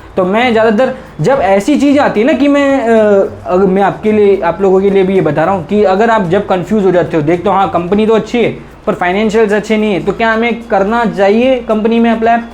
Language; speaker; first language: Hindi; native; Hindi